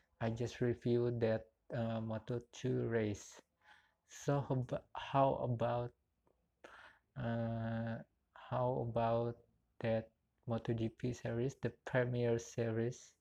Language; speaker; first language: English; non-native, learner; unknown